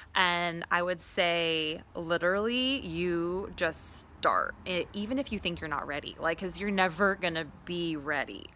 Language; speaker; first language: English; native; English